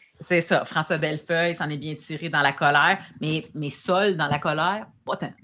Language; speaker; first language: French; native; French